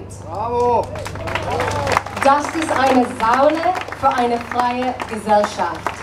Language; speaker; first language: German; non-native, learner; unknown